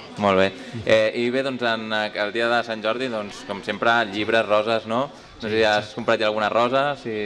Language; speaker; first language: Catalan; native; Catalan